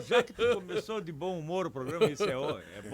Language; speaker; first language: Portuguese; native; Portuguese